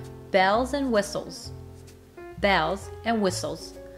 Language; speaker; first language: English; non-native, fluent; Japanese